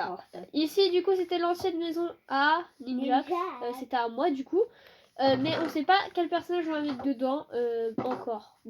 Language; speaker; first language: French; native; French